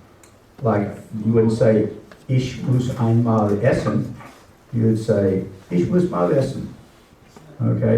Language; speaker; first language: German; non-native, learner; English